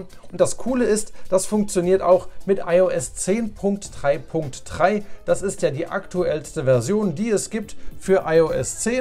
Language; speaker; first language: German; native; German